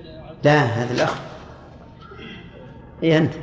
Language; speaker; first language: Arabic; native; Arabic